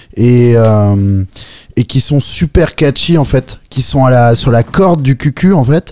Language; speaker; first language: French; native; French